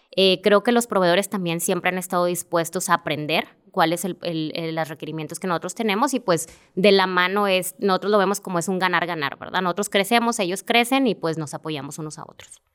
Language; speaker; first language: Spanish; native; Spanish